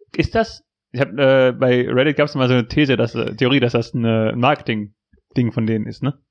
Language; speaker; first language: German; native; German